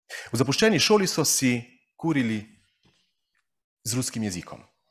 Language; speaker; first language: Slovenian; native; Slovenian